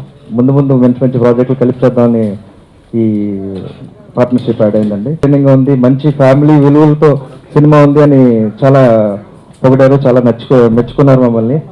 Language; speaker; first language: Telugu; native; Telugu